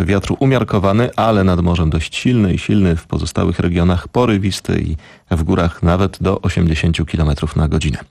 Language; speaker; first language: Polish; native; Polish